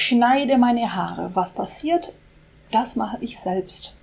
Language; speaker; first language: German; non-native, fluent; Portuguese